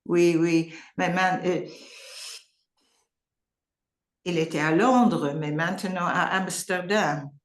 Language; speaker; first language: French; non-native, learner; English